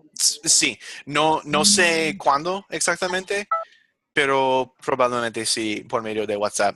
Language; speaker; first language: Spanish; non-native, fluent; English